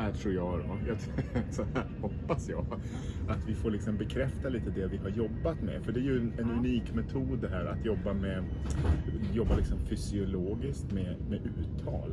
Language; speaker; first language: Swedish; native; Swedish